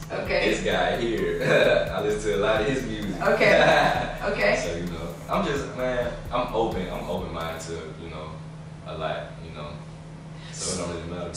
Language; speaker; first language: English; native; English